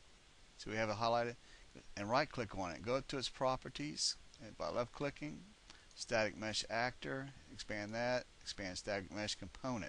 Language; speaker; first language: English; native; English